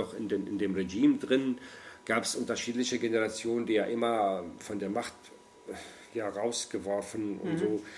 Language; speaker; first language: German; non-native, fluent; Arabic